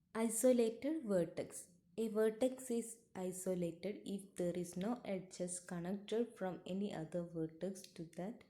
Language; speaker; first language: English; non-native, local second language; Malayalam